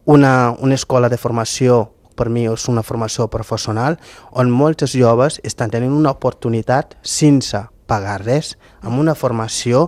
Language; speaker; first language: Catalan; non-native, local second language; Fula